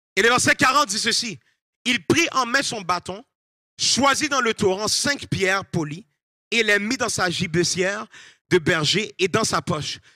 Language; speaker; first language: French; native; French